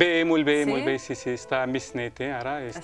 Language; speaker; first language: Catalan; non-native, local second language; Spanish